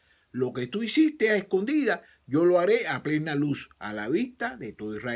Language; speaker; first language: Spanish; native; Spanish